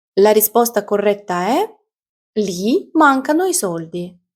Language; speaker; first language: Italian; non-native, fluent; Ukrainian